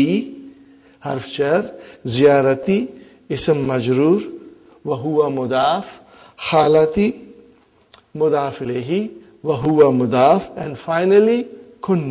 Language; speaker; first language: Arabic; non-native, fluent; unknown